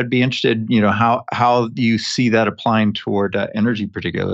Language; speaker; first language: English; native; English